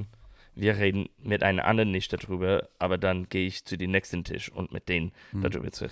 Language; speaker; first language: German; non-native, learner; English